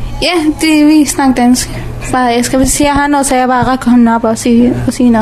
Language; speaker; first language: Danish; early bilingual, other home language; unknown